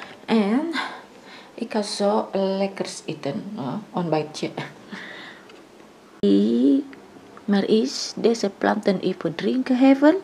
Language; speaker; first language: Dutch; non-native, learner; Indonesian